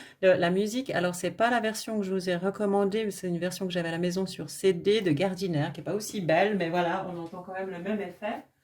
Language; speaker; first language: French; native; French